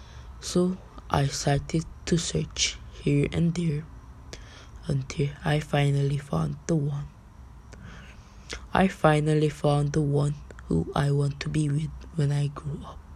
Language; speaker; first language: English; non-native, learner; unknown